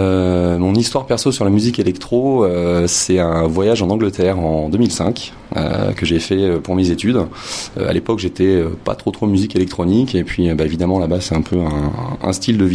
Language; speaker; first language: French; native; French